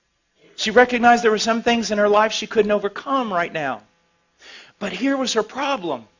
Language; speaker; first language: English; native; English